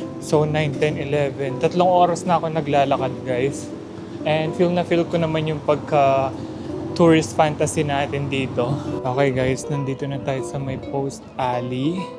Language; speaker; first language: Filipino; native; Filipino